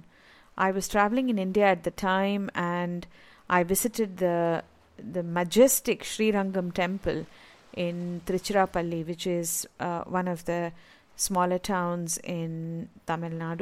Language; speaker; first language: English; non-native, local second language; Tamil